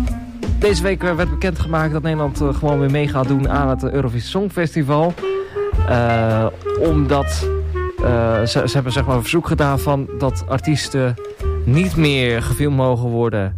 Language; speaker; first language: Dutch; native; Dutch